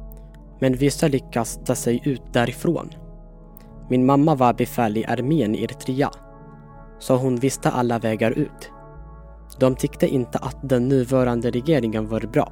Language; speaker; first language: Swedish; non-native, fluent; Tigrinya